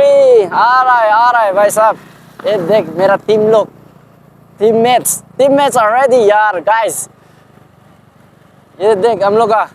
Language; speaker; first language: Hindi; non-native, local second language; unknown